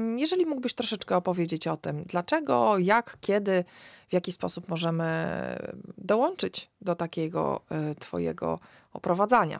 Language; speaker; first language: Polish; native; Polish